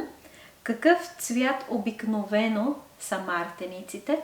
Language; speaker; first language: Bulgarian; non-native, fluent; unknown